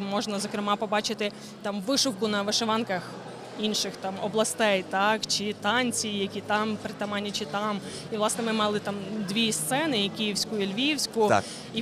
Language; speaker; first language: Ukrainian; native; Ukrainian